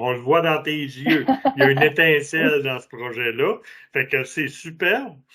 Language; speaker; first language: French; native; French